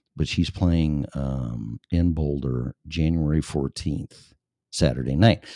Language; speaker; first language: English; native; English